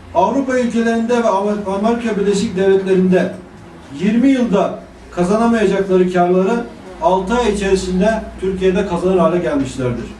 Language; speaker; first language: Turkish; native; Turkish